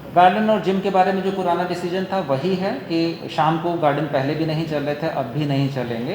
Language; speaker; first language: Hindi; non-native, local second language; Marathi